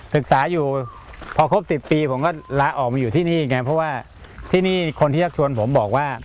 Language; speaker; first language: Thai; native; Thai